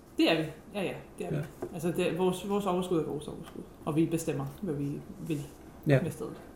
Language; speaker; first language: Danish; non-native, fluent; English